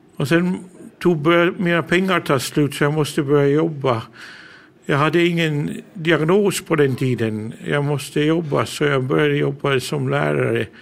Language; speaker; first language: Swedish; early bilingual, heritage; Swedish